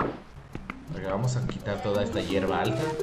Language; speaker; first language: Spanish; native; Spanish